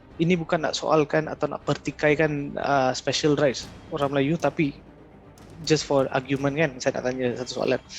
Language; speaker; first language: Malay; non-native, local second language; Tamil